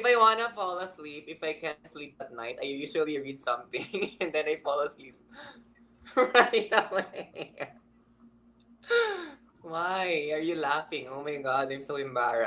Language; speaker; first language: English; non-native, local second language; Filipino